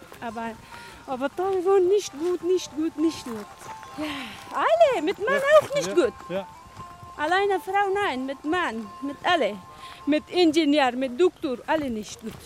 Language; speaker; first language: German; non-native, learner; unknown